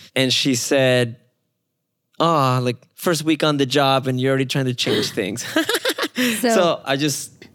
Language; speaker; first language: English; non-native, fluent; Spanish